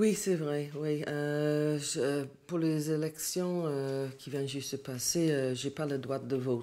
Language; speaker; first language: French; non-native, learner; English